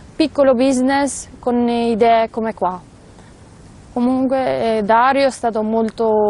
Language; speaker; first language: Italian; non-native, fluent; Albanian